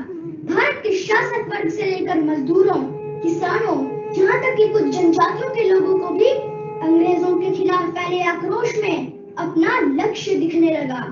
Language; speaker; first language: Hindi; native; Hindi